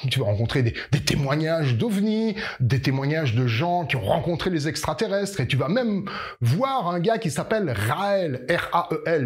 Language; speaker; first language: French; native; French